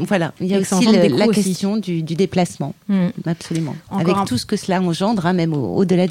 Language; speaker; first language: French; native; French